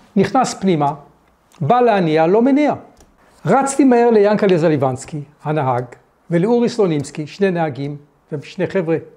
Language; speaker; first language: Hebrew; early bilingual, other home language; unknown